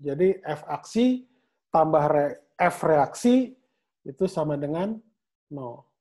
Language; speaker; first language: Indonesian; native; Indonesian